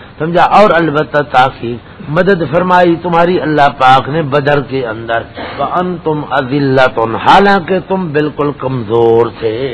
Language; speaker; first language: Urdu; non-native, local second language; Punjabi